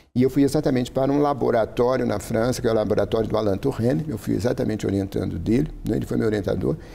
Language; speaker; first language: Portuguese; native; Portuguese